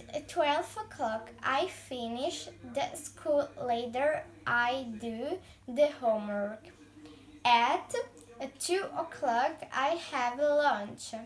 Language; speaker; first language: English; non-native, learner; Croatian